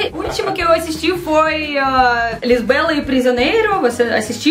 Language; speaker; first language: Portuguese; non-native, learner; Russian